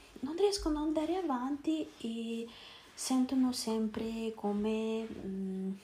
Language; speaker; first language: Italian; non-native, learner; Russian